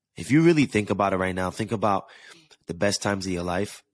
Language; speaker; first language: English; native; English